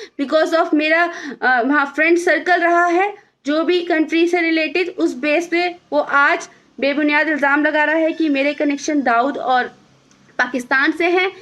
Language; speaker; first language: Hindi; native; Hindi